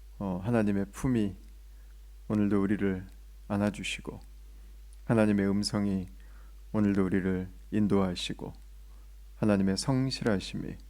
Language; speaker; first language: Korean; native; Korean